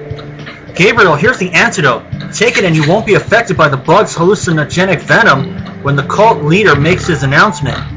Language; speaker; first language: English; native; English